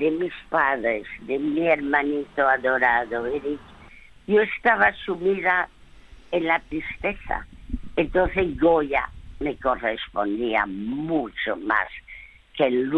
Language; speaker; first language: Spanish; early bilingual, other home language; French